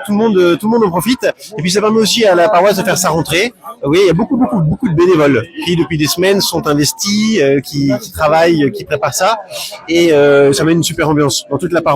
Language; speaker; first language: French; native; French